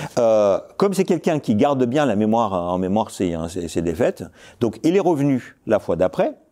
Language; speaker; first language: French; non-native, fluent; Russian